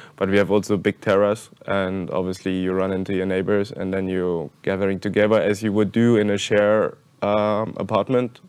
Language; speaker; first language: English; non-native, fluent; German